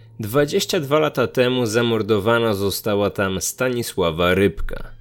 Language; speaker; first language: Polish; native; Polish